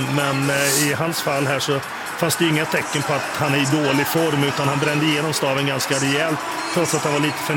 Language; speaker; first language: Swedish; native; Swedish